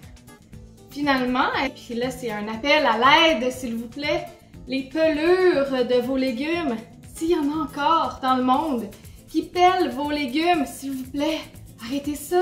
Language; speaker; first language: French; native; French